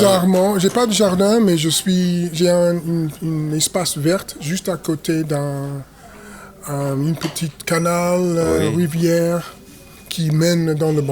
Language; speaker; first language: French; non-native, fluent; English